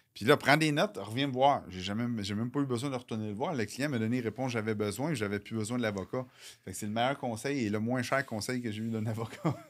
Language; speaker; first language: French; native; French